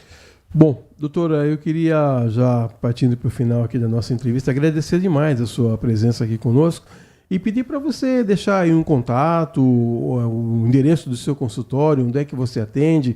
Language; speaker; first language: Portuguese; native; Portuguese